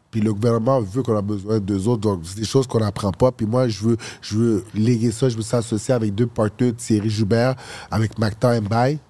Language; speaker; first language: French; early bilingual, other home language; Haitian Creole